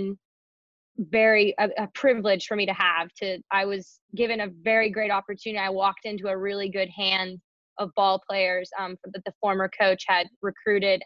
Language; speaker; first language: English; native; English